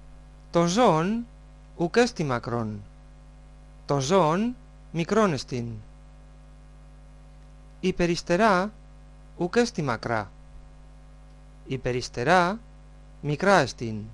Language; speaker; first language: Greek; non-native, fluent; Spanish